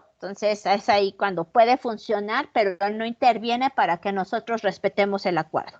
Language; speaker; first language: Spanish; native; Spanish